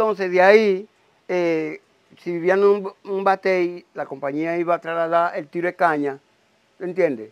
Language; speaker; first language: Spanish; native; Spanish